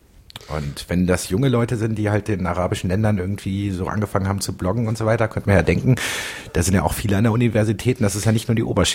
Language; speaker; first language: German; native; German